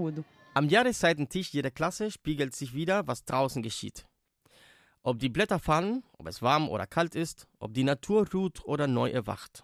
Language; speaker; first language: German; native; German